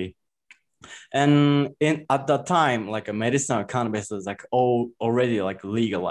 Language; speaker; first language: English; non-native, fluent; Japanese